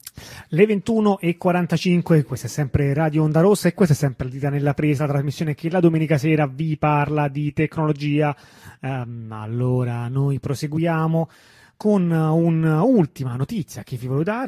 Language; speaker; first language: Italian; native; Italian